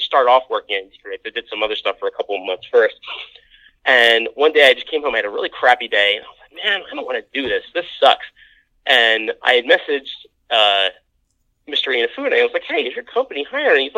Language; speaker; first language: English; native; English